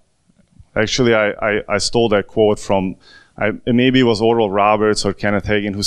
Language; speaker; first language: English; non-native, fluent; Hungarian